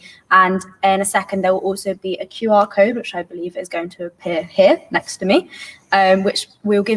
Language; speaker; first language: English; native; English